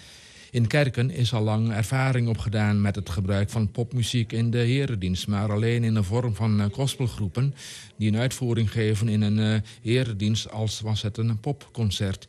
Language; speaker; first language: Dutch; native; Dutch